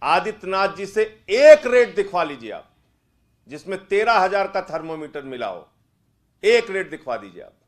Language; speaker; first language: Hindi; native; Hindi